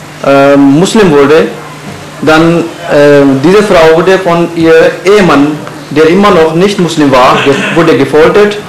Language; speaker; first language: German; non-native, fluent; Urdu